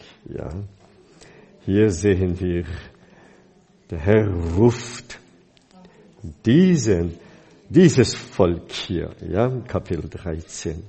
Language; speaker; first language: German; non-native, fluent; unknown